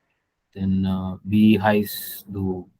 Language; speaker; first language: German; non-native, learner; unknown